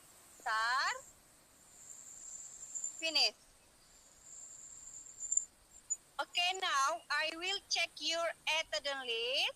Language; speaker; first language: English; non-native, learner; Indonesian